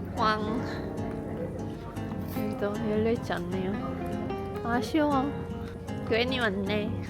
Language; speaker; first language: Korean; non-native, fluent; Swedish